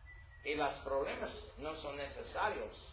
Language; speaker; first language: Spanish; non-native, learner; English